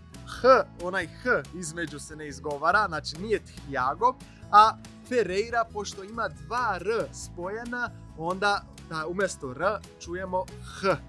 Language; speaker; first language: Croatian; non-native, fluent; Portuguese